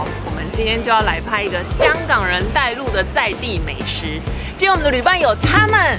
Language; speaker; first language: Chinese; native; Chinese